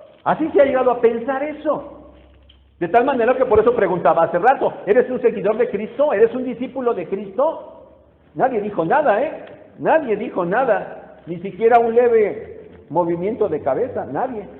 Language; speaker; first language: Spanish; native; Spanish